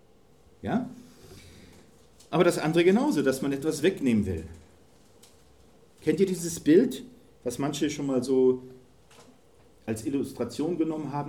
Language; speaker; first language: German; native; German